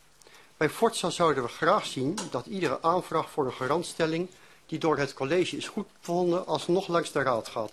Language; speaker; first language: Dutch; native; Dutch